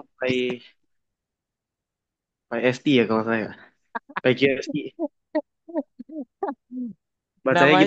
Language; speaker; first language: Indonesian; native; Indonesian